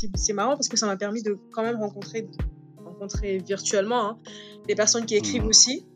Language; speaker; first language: French; non-native, local second language; Wolof